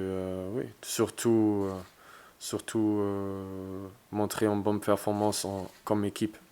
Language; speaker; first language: French; non-native, fluent; German